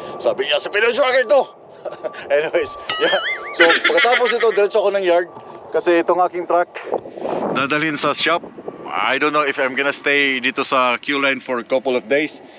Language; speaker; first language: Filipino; non-native, local second language; Cebuano